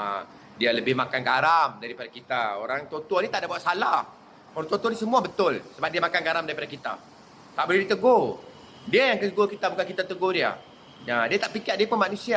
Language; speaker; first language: Malay; native; Malay